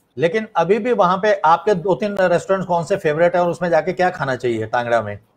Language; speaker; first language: Hindi; native; Hindi